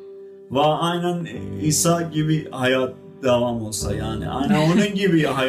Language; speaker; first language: Turkish; non-native, fluent; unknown